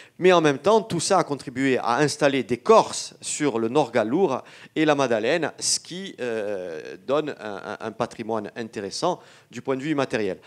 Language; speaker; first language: French; native; French